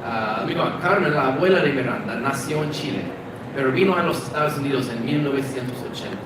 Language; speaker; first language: Spanish; non-native, fluent; English